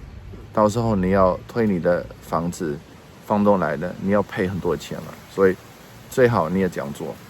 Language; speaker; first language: Chinese; non-native, fluent; Dutch